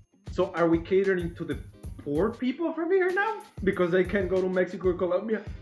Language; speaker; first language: English; non-native, fluent; Spanish